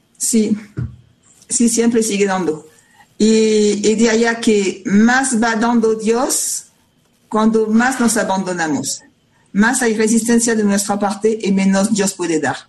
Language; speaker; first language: Spanish; non-native, fluent; French